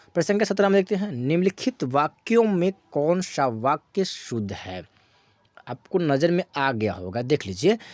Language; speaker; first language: Hindi; native; Hindi